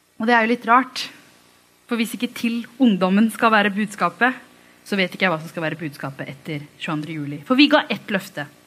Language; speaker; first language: Norwegian; early bilingual, other home language; Tamil